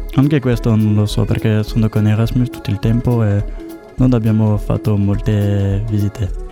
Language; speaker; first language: Italian; non-native, learner; French